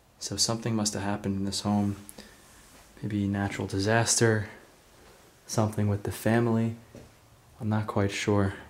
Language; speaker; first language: English; native; English